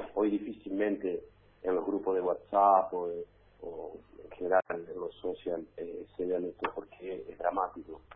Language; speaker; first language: Spanish; native; Spanish